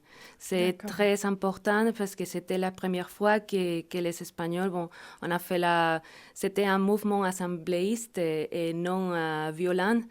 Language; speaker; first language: French; non-native, fluent; Spanish